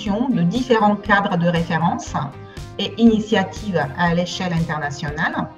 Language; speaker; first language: French; non-native, fluent; Bulgarian